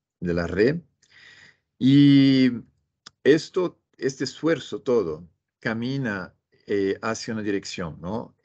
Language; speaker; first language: Spanish; non-native, fluent; Portuguese